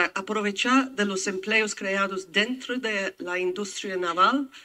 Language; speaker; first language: Spanish; non-native, fluent; English